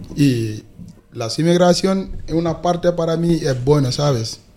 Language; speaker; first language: Spanish; non-native, fluent; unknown